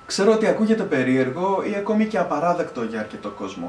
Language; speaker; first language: Greek; native; Greek